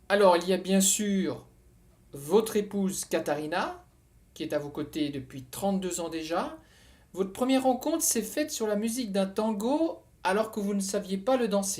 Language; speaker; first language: French; native; French